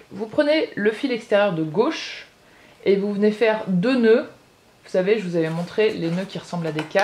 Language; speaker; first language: French; native; French